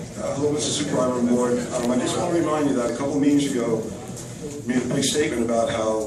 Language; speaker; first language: English; native; English